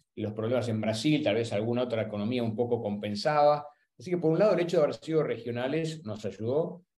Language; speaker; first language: Spanish; native; Spanish